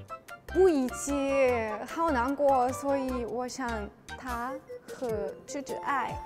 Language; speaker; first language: Chinese; non-native, learner; Russian